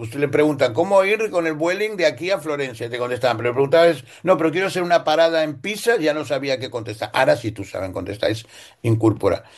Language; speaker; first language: Spanish; non-native, local second language; Catalan